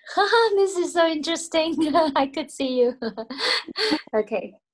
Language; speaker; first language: English; non-native, fluent; Chinese